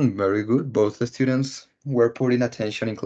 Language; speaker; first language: English; non-native, fluent; Spanish